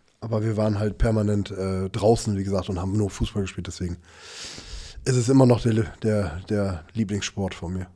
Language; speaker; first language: German; early bilingual, other home language; Turkish